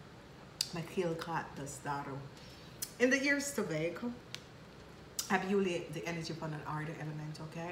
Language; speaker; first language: Dutch; non-native, fluent; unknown